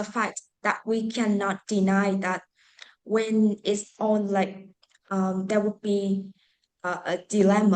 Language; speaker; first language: English; non-native, fluent; Vietnamese